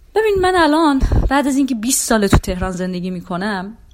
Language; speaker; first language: Persian; native; Persian